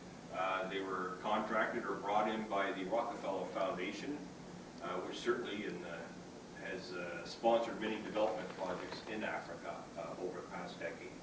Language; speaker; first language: English; native; English